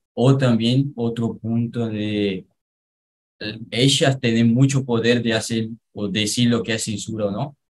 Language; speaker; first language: Spanish; non-native, learner; Portuguese